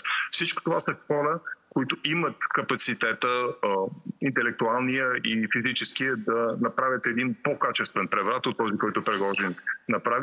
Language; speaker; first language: Bulgarian; native; Bulgarian